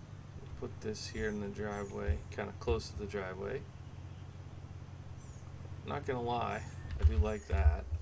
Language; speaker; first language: English; native; English